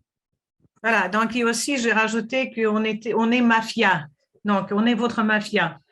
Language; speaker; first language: French; non-native, fluent; Russian